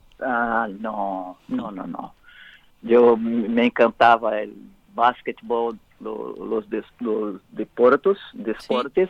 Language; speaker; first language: Spanish; non-native, learner; Portuguese